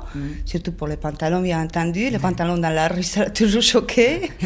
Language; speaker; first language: French; non-native, fluent; Spanish